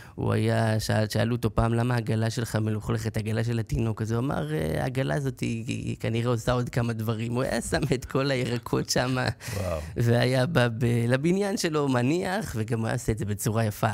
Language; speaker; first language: Hebrew; native; Hebrew